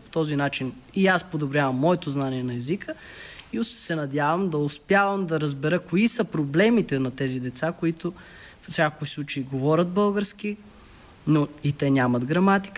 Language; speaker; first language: Bulgarian; early bilingual, heritage; Bulgarian